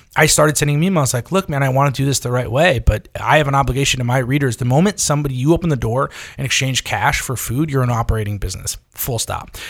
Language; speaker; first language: English; native; English